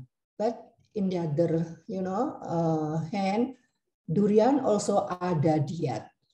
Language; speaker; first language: English; non-native, learner; Indonesian